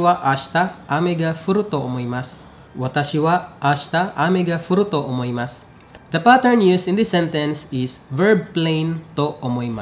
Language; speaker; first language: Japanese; non-native, fluent; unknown